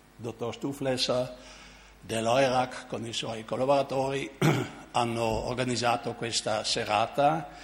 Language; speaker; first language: Italian; non-native, local second language; German